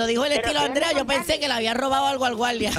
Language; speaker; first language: Spanish; native; Spanish